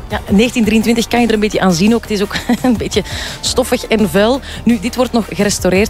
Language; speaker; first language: Dutch; native; Dutch